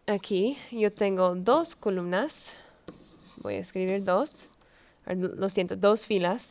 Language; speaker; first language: Spanish; early bilingual, heritage; Spanish